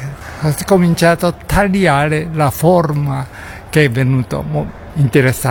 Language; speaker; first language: Italian; non-native, learner; Japanese